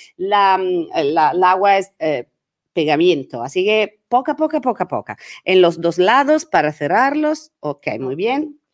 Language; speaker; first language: Spanish; non-native, learner; Italian